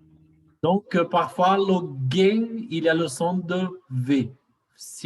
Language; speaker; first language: French; non-native, learner; Portuguese